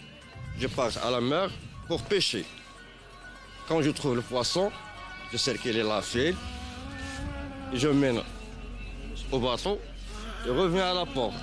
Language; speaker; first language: French; non-native, learner; Arabic